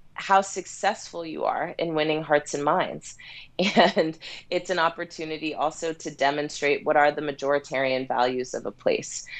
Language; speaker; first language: English; native; English